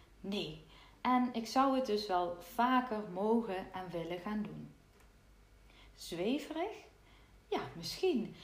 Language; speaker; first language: Dutch; native; Dutch